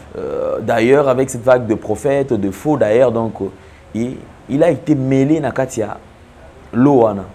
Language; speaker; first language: French; non-native, local second language; Lingala